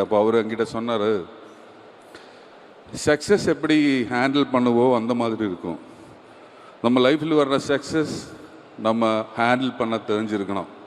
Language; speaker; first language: Tamil; non-native, learner; Malayalam